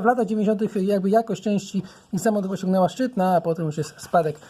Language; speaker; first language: Polish; native; Polish